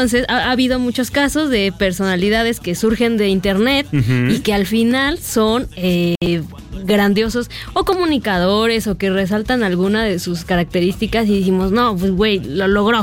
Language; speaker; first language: Spanish; native; Spanish